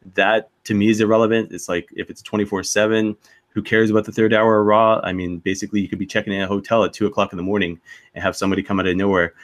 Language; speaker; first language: English; native; English